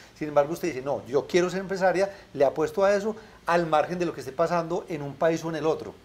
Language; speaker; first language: Spanish; native; Spanish